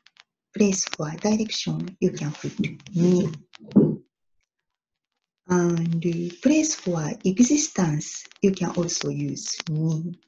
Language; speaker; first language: English; non-native, learner; Japanese